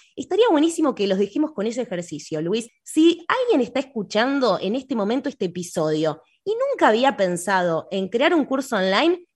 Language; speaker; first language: Spanish; native; Spanish